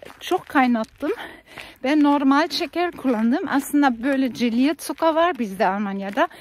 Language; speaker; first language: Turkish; non-native, fluent; German